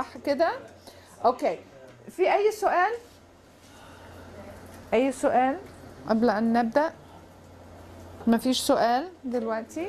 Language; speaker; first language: Arabic; non-native, fluent; English